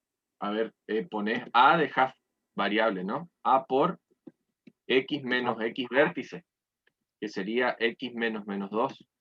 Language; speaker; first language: Spanish; native; Spanish